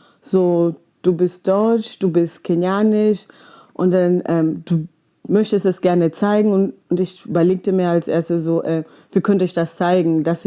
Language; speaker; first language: German; early bilingual, other home language; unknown